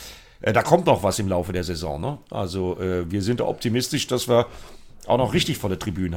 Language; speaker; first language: German; native; German